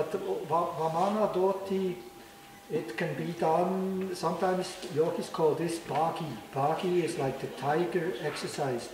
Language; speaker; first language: English; non-native, learner; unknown